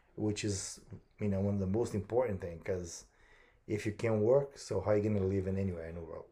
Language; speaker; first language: English; non-native, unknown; Portuguese